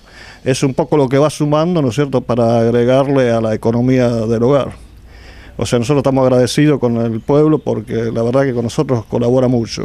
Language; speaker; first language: Spanish; native; Spanish